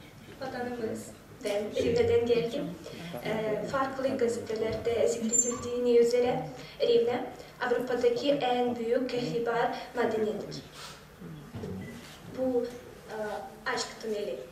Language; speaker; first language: Turkish; non-native, learner; Ukrainian